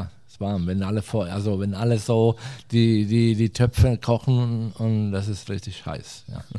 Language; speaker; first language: German; non-native, fluent; Italian